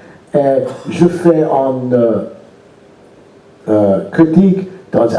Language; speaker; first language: French; non-native, learner; English